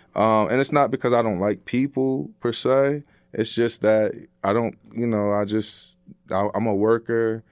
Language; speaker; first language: English; native; English